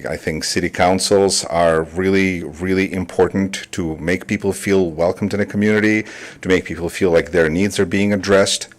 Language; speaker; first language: English; non-native, fluent; Russian